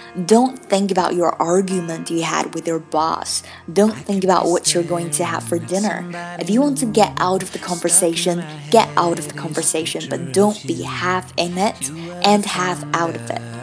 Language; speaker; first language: English; non-native, fluent; Chinese